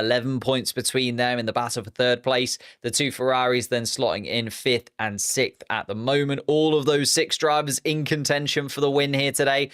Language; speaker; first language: English; native; English